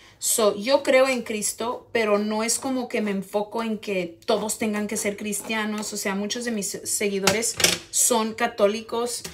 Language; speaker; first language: Spanish; early bilingual, heritage; Spanish